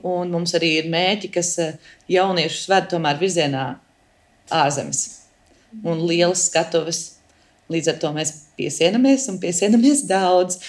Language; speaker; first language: Latvian; early bilingual, heritage; Latvian